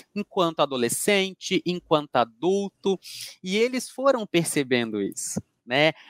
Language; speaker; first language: Portuguese; native; Portuguese